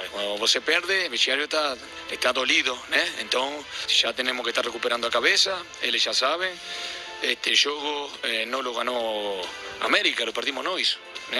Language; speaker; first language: Portuguese; non-native, fluent; Spanish